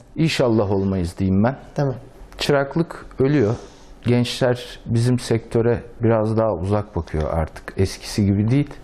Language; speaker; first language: Turkish; native; Turkish